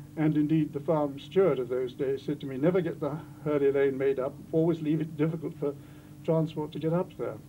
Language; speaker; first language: English; native; English